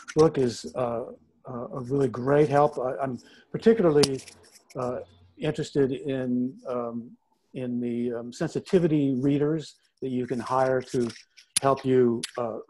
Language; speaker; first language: English; native; English